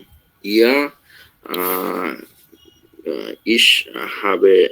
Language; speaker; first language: German; non-native, learner; Bangla